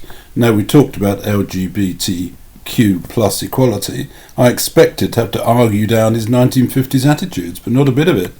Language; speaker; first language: English; native; English